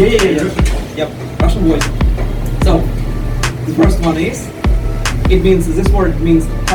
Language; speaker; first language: English; non-native, learner; Russian